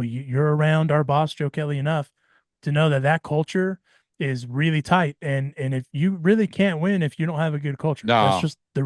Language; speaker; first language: English; native; English